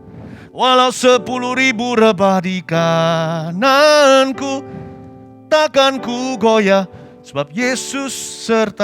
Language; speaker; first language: Indonesian; native; Indonesian